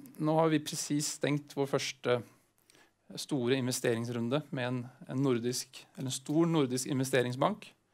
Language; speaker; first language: Swedish; non-native, fluent; Norwegian